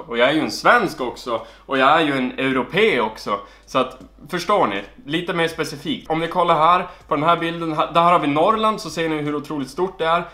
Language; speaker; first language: Swedish; native; Swedish